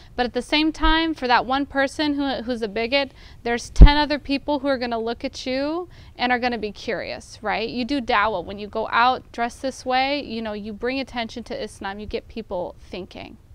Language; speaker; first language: English; native; English